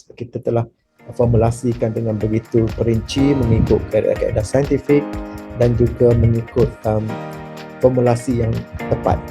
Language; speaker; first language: Malay; native; Malay